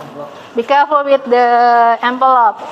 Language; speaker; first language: English; non-native, fluent; Indonesian